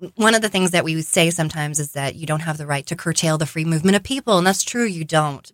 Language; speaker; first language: English; native; English